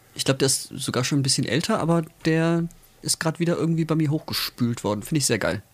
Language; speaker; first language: German; native; German